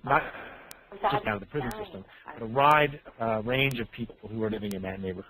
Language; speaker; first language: English; native; English